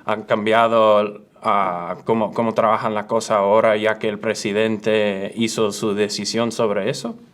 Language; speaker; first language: Spanish; early bilingual, other home language; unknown